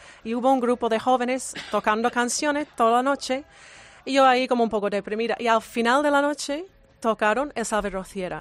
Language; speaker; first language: Spanish; non-native, fluent; English